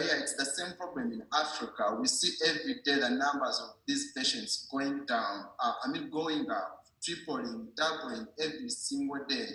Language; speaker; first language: English; non-native, local second language; Ganda